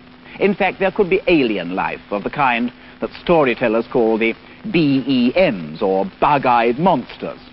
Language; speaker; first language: English; native; English